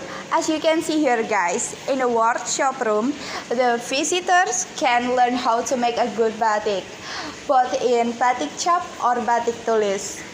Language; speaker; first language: English; non-native, learner; Indonesian